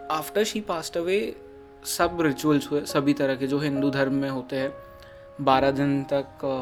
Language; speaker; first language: Hindi; native; Hindi